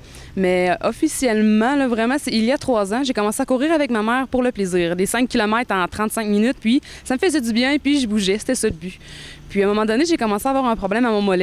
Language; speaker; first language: French; native; French